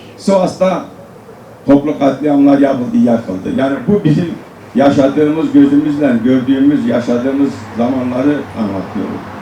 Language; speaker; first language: Turkish; non-native, local second language; Zaza